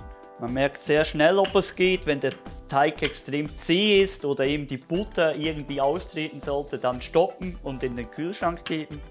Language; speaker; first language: German; native; German